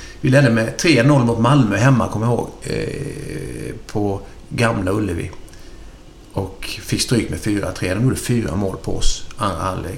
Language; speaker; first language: Swedish; native; Swedish